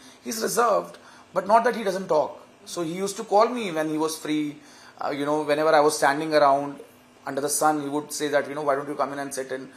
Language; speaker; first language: English; non-native, local second language; Hindi